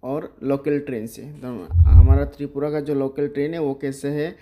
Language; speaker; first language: Hindi; non-native, local second language; Bangla